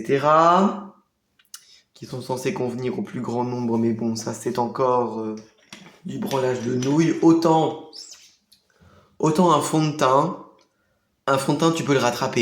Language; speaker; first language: French; native; French